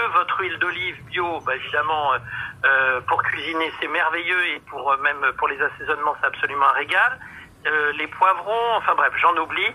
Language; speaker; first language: French; native; French